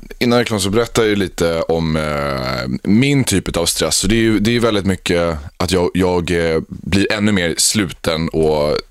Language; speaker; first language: Swedish; native; Swedish